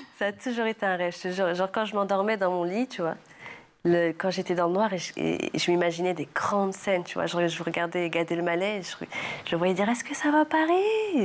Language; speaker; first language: French; early bilingual, other home language; Arabic